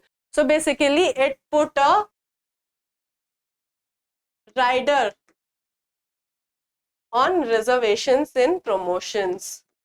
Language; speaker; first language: English; non-native, local second language; Hindi